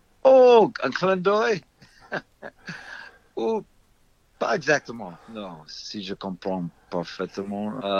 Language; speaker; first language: French; non-native, fluent; English